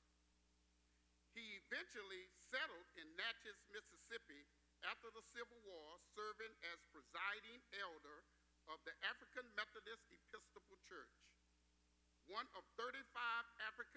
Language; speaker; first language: English; native; English